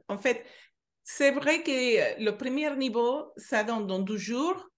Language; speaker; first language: French; non-native, fluent; Spanish